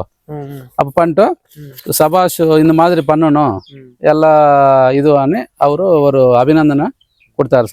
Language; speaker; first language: Tamil; non-native, local second language; Telugu